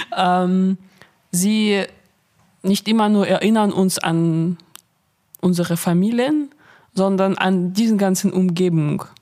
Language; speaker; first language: German; non-native, fluent; Russian